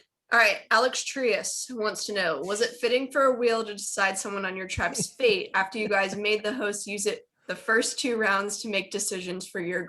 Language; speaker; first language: English; native; English